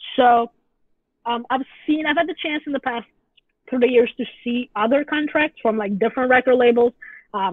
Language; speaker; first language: English; non-native, fluent; Italian